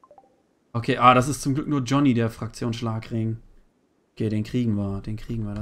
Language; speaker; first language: German; native; German